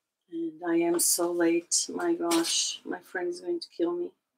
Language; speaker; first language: English; non-native, fluent; Portuguese